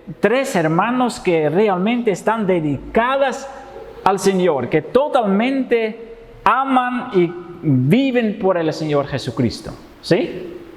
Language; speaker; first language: Spanish; non-native, fluent; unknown